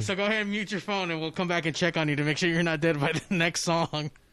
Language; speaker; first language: English; native; English